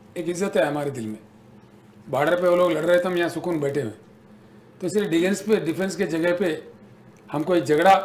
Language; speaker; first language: Hindi; native; Hindi